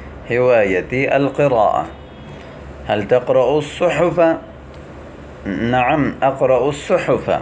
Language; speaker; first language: Arabic; non-native, fluent; Urdu